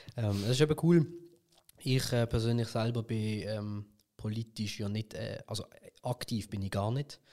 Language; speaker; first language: German; early bilingual, other home language; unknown